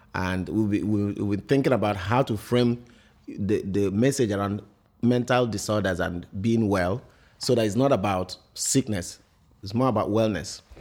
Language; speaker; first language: English; non-native, local second language; Igbo